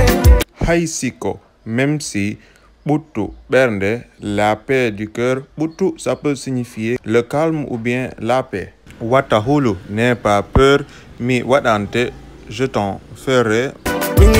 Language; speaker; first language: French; non-native, local second language; Fula